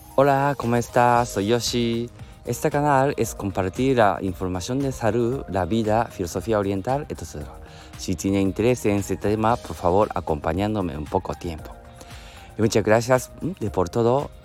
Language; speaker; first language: Spanish; non-native, learner; Japanese